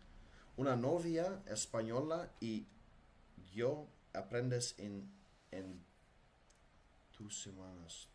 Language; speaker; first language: Spanish; non-native, learner; Dutch